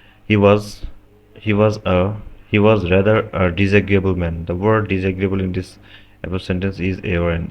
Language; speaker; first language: English; non-native, local second language; Bangla